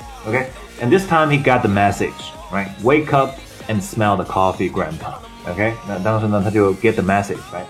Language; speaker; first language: English; non-native, fluent; Chinese